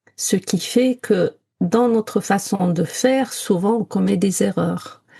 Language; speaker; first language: French; non-native, local second language; Arabic